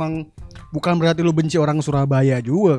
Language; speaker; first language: Indonesian; native; Indonesian